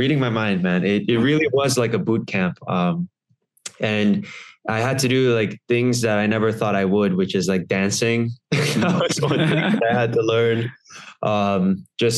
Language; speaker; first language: English; native; English